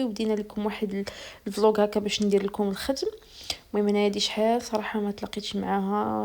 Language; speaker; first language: Arabic; native; Arabic